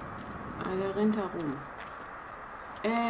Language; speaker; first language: German; native; German